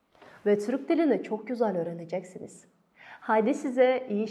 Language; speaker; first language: Turkish; non-native, fluent; Kazakh